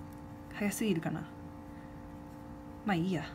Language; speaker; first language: Japanese; non-native, fluent; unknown